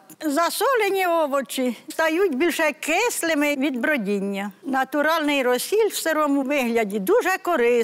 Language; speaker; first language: Ukrainian; native; Ukrainian